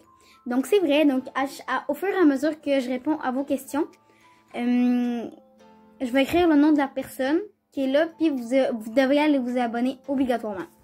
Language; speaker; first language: French; native; French